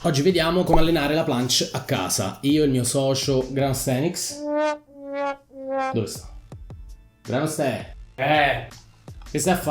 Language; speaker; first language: Italian; native; Italian